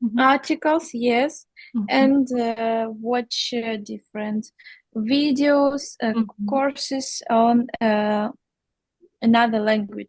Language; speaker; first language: English; non-native, learner; Russian